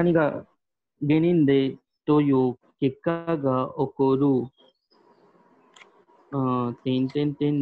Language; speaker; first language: Japanese; non-native, learner; Hindi